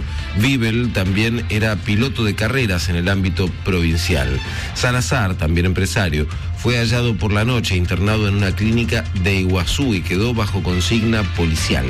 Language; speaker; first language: Spanish; native; Spanish